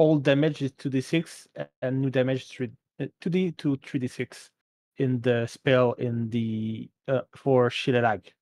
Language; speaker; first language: English; non-native, fluent; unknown